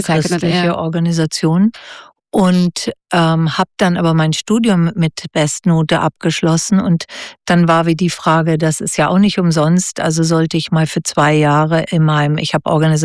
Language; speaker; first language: German; native; German